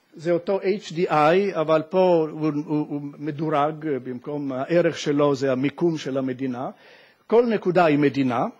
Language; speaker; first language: Hebrew; non-native, fluent; Italian